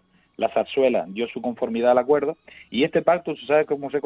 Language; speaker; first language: Spanish; native; Spanish